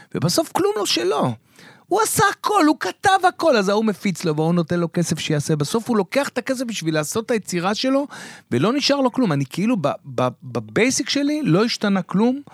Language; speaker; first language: Hebrew; native; Hebrew